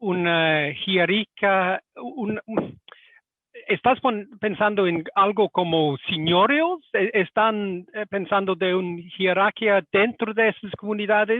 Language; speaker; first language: Spanish; non-native, fluent; English